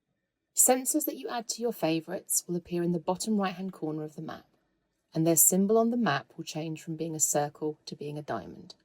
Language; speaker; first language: English; native; English